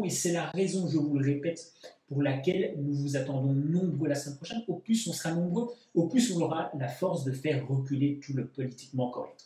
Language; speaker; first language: French; native; French